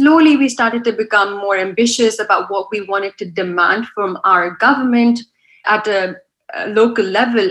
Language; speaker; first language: English; non-native, local second language; Urdu